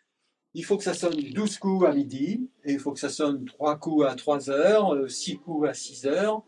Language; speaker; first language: French; native; French